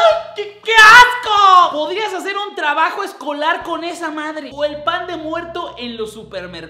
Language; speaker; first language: Spanish; native; Spanish